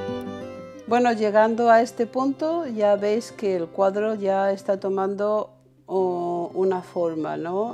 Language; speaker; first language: Spanish; native; Spanish